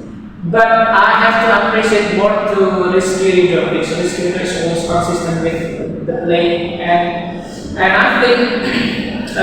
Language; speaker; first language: English; non-native, fluent; Indonesian